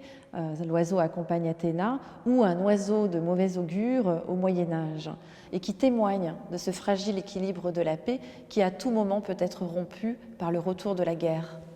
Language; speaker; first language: French; native; French